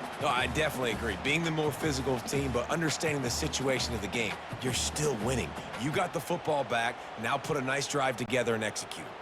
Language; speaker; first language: English; native; English